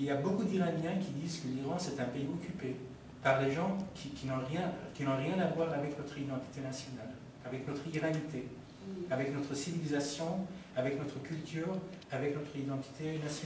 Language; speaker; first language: French; non-native, fluent; Persian